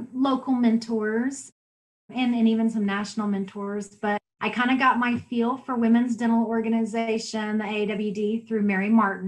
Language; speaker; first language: English; native; English